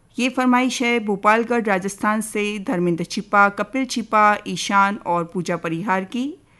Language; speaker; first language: Hindi; native; Hindi